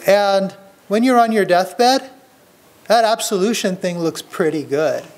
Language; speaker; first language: English; native; English